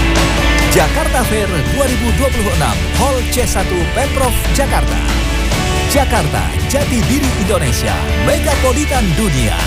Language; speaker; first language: Indonesian; native; Indonesian